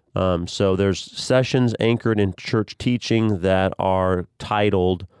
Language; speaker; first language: English; native; English